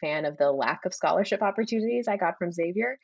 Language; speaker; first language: English; native; English